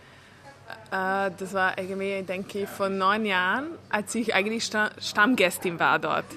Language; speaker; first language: German; early bilingual, heritage; German